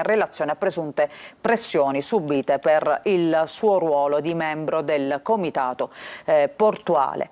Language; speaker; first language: Italian; native; Italian